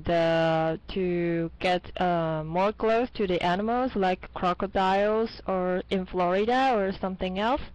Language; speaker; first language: English; non-native, fluent; Chinese